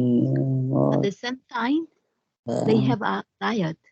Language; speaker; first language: English; non-native, learner; Spanish